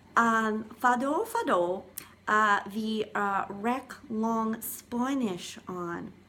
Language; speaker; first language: Irish; non-native, learner; English